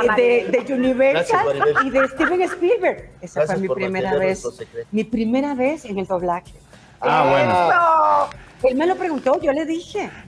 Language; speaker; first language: Spanish; native; Spanish